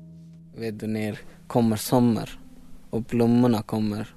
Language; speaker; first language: Swedish; non-native, learner; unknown